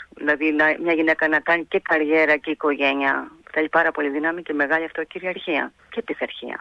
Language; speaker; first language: Greek; native; Greek